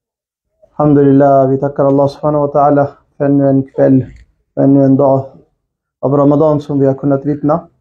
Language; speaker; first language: Swedish; non-native, fluent; Urdu